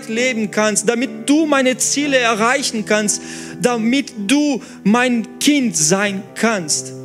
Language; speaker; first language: German; non-native, fluent; Portuguese